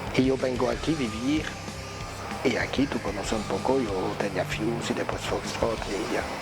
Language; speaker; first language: Spanish; non-native, learner; French